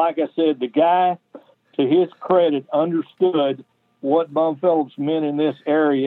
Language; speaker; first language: English; native; English